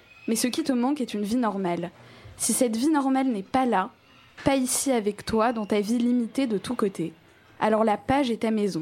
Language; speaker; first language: French; native; French